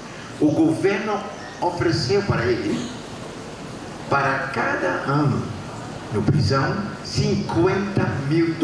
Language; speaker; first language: Portuguese; non-native, fluent; Dutch